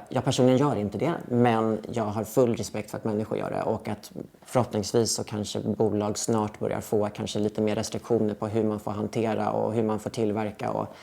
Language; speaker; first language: Swedish; early bilingual, heritage; Swedish